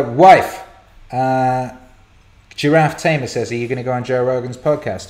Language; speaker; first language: English; native; English